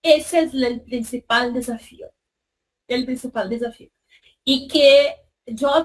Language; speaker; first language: Spanish; non-native, fluent; Portuguese